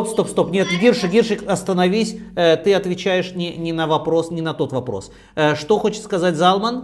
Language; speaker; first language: Russian; native; Russian